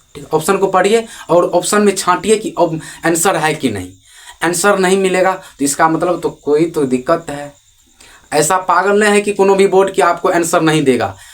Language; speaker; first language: Hindi; native; Hindi